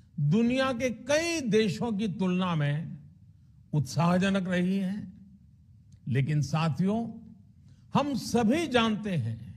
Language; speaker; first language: Hindi; non-native, local second language; Gujarati